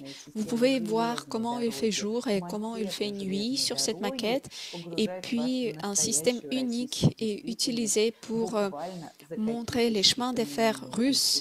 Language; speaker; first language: French; non-native, fluent; Russian